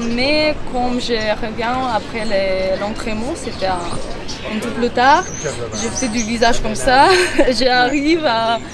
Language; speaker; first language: French; non-native, learner; Ukrainian